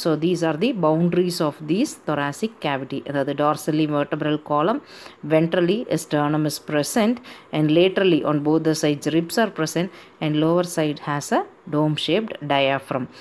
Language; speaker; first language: English; non-native, local second language; Tamil